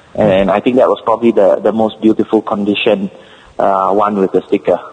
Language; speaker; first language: English; native; English